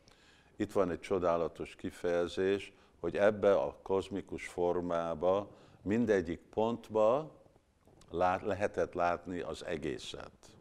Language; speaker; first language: Hungarian; early bilingual, heritage; Hungarian